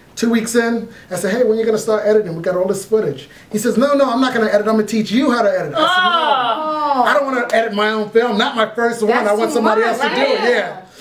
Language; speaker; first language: English; native; English